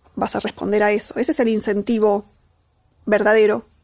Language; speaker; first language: Spanish; native; Spanish